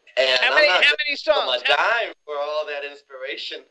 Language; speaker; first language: English; non-native, fluent; Spanish